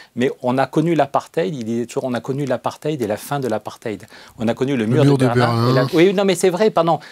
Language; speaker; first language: French; native; French